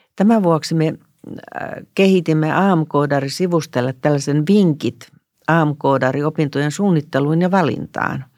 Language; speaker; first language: Finnish; native; Finnish